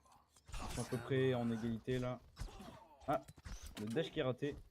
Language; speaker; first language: French; native; French